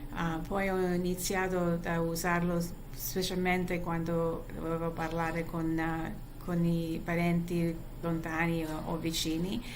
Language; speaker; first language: Italian; early bilingual, heritage; Italian